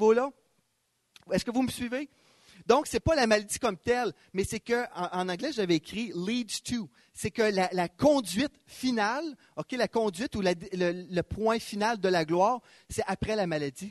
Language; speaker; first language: French; native; French